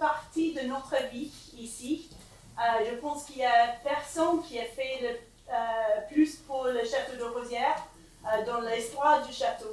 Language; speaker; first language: French; non-native, learner; English